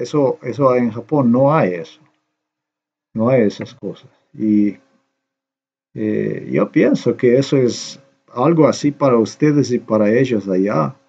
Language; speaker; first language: Spanish; non-native, learner; Slovenian